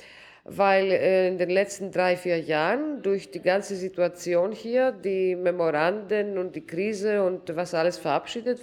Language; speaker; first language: German; non-native, local second language; Greek